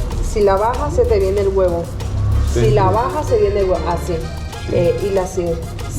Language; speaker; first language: Spanish; native; Spanish